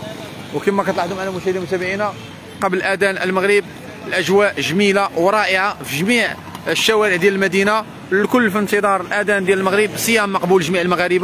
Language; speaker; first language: Arabic; native; Arabic